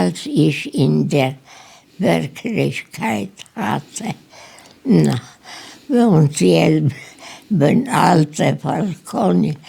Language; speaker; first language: German; non-native, learner; Polish